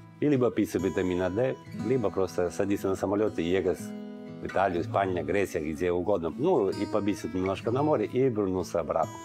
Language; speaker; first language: Russian; non-native, learner; Italian